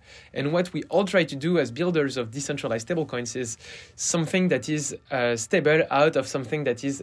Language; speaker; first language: English; non-native, fluent; French